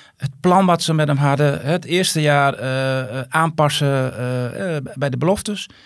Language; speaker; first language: Dutch; native; Dutch